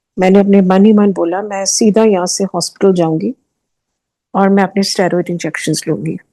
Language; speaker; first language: Hindi; early bilingual, heritage; Hindi